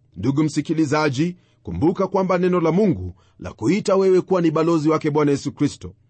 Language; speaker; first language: Swahili; non-native, local second language; Luyia